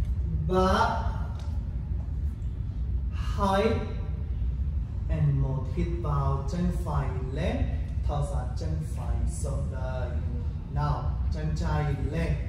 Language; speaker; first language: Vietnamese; non-native, learner; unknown